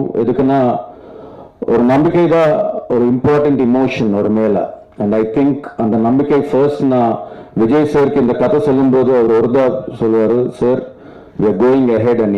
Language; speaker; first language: Tamil; non-native, learner; Telugu